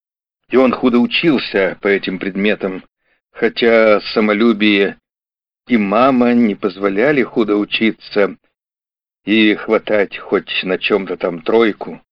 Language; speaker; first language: Russian; native; Russian